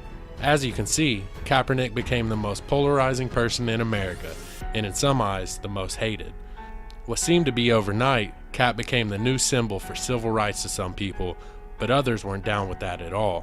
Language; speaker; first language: English; native; English